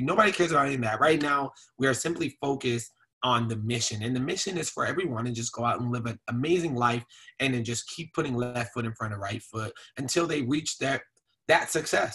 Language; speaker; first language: English; native; English